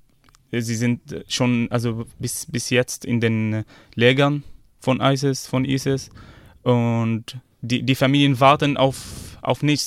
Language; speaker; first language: German; non-native, fluent; Arabic